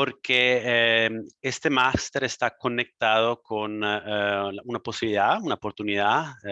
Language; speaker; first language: Spanish; non-native, fluent; Italian